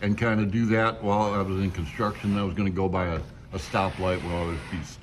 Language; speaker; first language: English; native; English